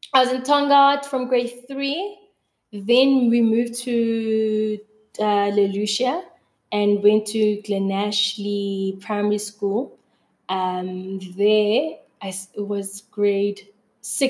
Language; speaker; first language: English; early bilingual, other home language; Zulu